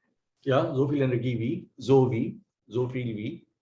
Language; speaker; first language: German; non-native, fluent; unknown